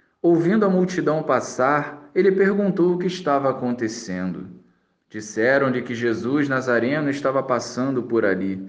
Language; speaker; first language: Portuguese; native; Portuguese